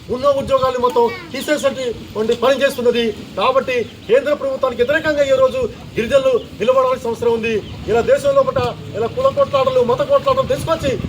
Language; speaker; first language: Telugu; non-native, local second language; Lambadi